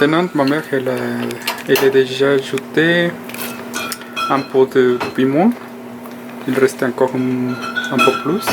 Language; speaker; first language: French; non-native, fluent; Spanish